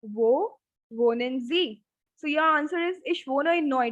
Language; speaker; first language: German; non-native, fluent; Hindi